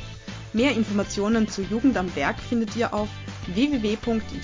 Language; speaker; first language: German; native; German